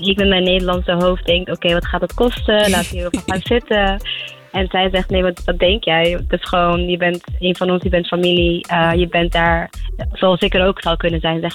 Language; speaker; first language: Dutch; early bilingual, other home language; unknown